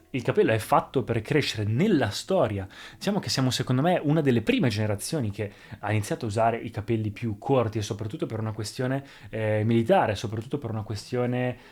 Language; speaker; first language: Italian; native; Italian